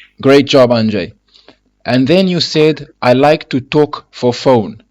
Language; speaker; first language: English; non-native, fluent; Lingala